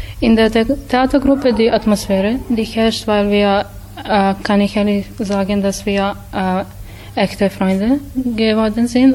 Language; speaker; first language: German; non-native, fluent; Serbian